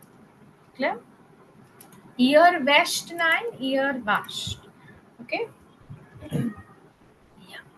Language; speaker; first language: German; non-native, fluent; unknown